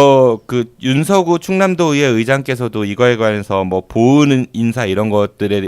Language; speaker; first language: Korean; native; Korean